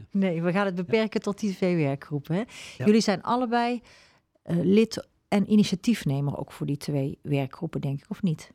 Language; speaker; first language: Dutch; native; Dutch